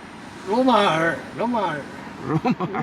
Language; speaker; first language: Chinese; native; Chinese